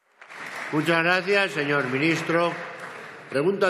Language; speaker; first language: Spanish; native; Spanish